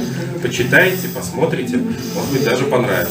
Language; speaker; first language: Russian; native; Russian